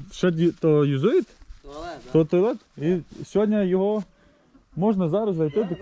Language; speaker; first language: Ukrainian; early bilingual, other home language; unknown